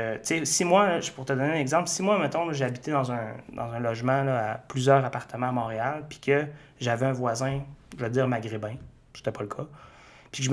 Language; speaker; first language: French; native; French